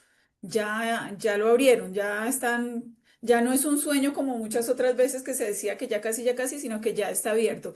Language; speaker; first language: Spanish; native; Spanish